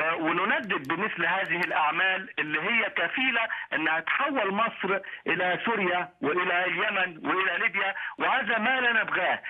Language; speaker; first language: Arabic; native; Arabic